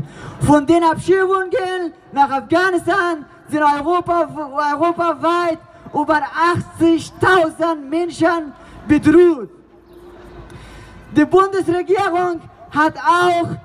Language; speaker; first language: German; non-native, learner; Persian